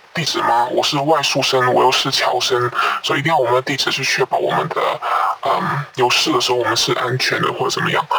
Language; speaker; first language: Chinese; non-native, local second language; Cantonese